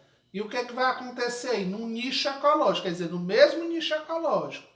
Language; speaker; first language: Portuguese; native; Portuguese